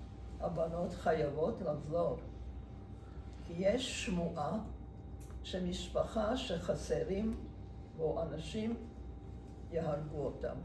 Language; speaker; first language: Hebrew; non-native, fluent; Hungarian